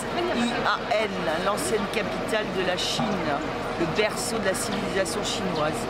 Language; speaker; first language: French; native; French